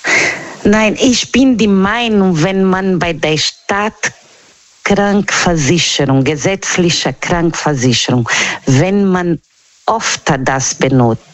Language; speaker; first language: German; non-native, learner; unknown